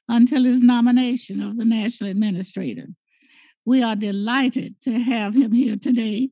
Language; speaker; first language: English; native; English